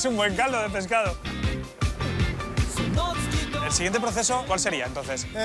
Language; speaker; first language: Spanish; native; Spanish